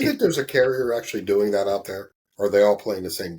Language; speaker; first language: English; native; English